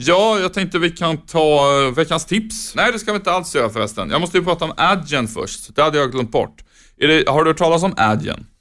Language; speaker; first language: Swedish; native; Swedish